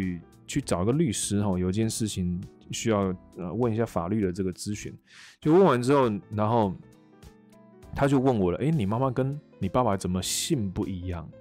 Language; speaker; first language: Chinese; native; Chinese